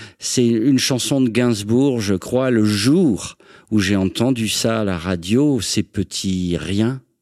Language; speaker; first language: French; native; French